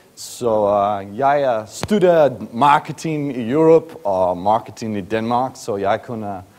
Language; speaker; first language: Danish; non-native, learner; English